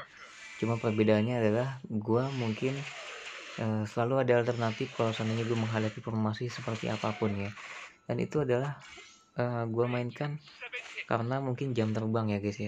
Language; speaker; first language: Indonesian; native; Indonesian